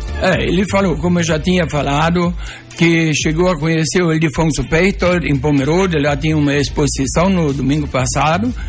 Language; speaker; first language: Portuguese; non-native, local second language; German